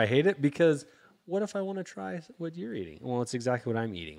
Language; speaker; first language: English; native; English